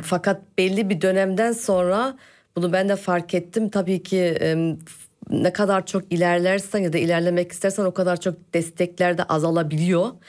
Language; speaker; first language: Turkish; early bilingual, heritage; Turkish